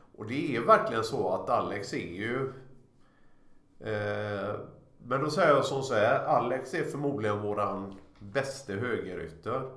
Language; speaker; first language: Swedish; native; Swedish